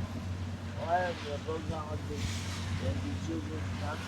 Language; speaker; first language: French; native; French